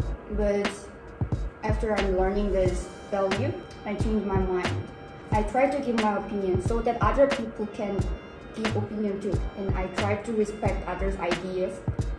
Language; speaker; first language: English; non-native, learner; Korean